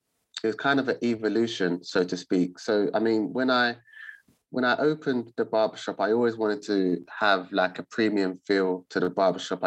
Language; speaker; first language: English; native; English